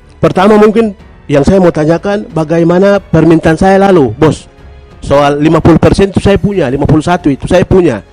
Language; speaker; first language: Indonesian; non-native, local second language; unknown